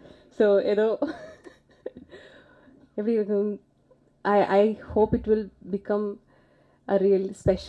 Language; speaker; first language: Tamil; non-native, learner; Malayalam